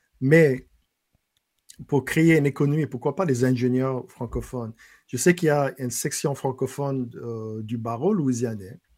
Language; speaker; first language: French; non-native, local second language; English